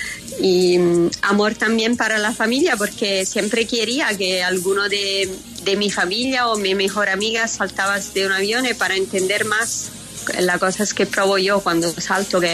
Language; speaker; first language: Spanish; non-native, fluent; Italian